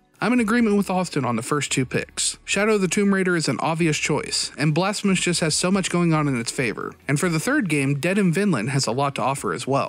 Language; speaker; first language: English; native; English